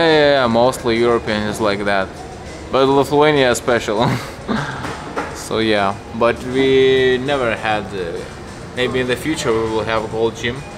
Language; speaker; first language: English; non-native, fluent; Lithuanian